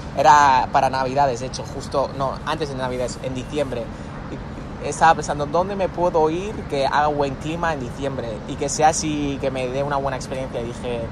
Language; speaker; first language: Spanish; native; Spanish